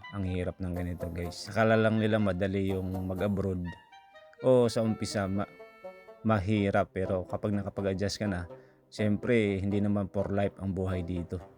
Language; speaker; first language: Filipino; native; Filipino